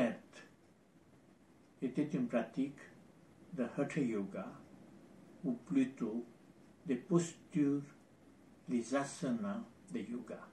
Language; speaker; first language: French; non-native, fluent; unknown